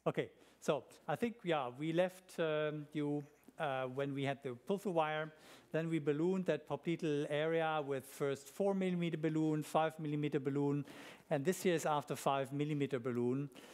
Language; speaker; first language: English; non-native, fluent; German